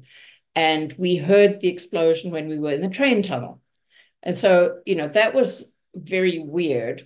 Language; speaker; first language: English; native; English